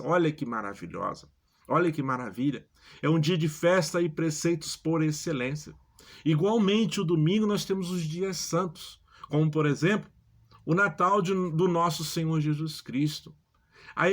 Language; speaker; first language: Portuguese; native; Portuguese